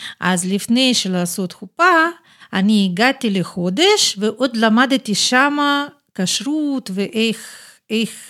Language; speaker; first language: Hebrew; non-native, fluent; Russian